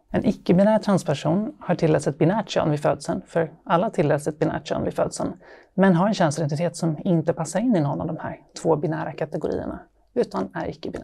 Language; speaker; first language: Swedish; native; Swedish